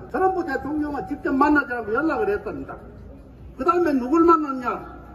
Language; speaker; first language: Korean; native; Korean